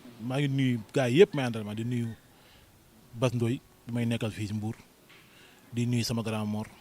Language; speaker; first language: Wolof; native; Wolof